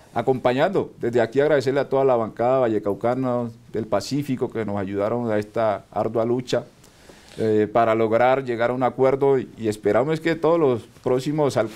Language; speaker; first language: Spanish; native; Spanish